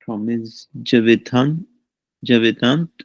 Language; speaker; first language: French; non-native, learner; Punjabi